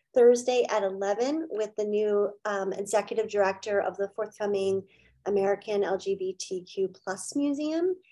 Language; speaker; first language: English; native; English